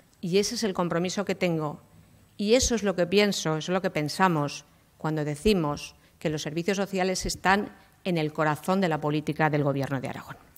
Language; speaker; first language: Spanish; native; Spanish